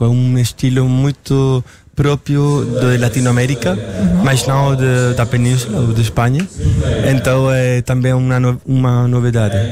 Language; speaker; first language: Portuguese; non-native, learner; Spanish